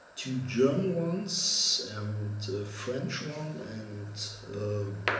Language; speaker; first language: English; non-native, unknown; German